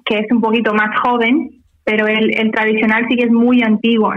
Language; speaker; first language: Spanish; non-native, fluent; Portuguese